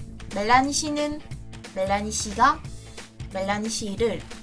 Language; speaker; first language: Korean; non-native, fluent; French